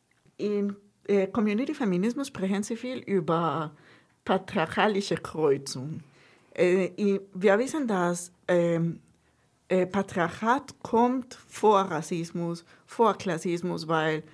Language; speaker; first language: German; non-native, fluent; Spanish